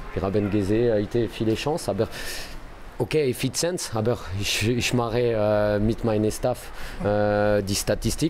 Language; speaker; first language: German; non-native, learner; French